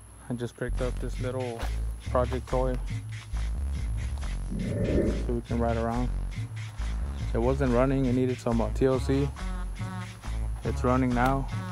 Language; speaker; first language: English; early bilingual, other home language; Spanish